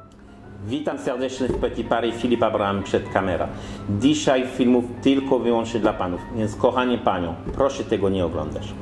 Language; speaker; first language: Polish; non-native, learner; French